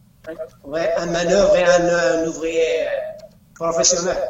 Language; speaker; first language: French; non-native, learner; Arabic